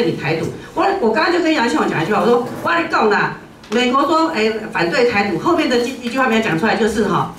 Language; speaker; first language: Chinese; non-native, local second language; Min Nan Chinese